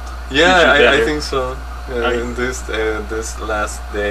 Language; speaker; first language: English; non-native, learner; Spanish